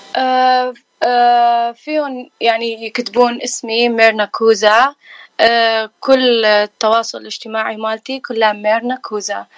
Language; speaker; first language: Arabic; native; Arabic